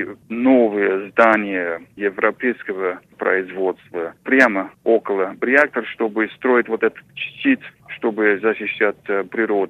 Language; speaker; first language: Russian; non-native, fluent; English